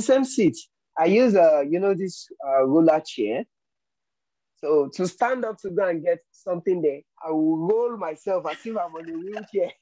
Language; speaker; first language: English; non-native, local second language; Yoruba